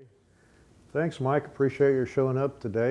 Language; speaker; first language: English; native; English